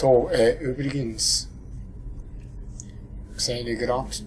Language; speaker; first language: German; native; German